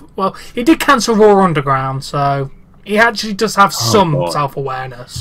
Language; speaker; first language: English; native; English